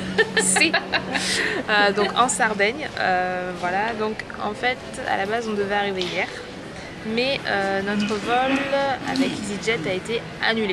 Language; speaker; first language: French; native; French